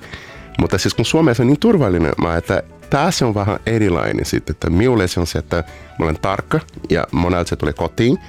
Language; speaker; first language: Finnish; non-native, learner; Portuguese